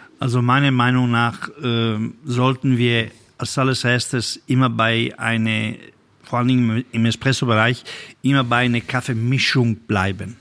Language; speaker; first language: German; non-native, fluent; Italian